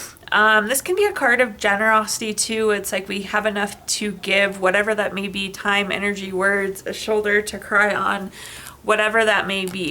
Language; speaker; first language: English; native; English